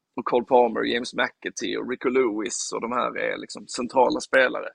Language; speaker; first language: Swedish; native; Swedish